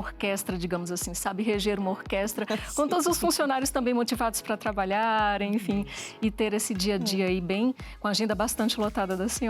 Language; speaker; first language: Portuguese; native; Portuguese